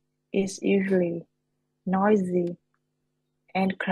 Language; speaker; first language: English; non-native, learner; Vietnamese